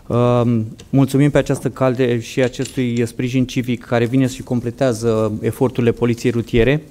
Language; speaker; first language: Romanian; native; Romanian